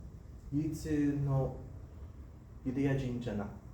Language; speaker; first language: Japanese; non-native, learner; English